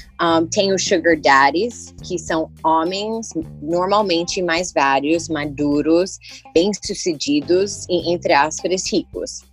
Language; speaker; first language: Portuguese; early bilingual, heritage; English